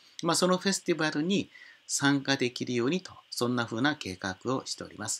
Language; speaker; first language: Japanese; native; Japanese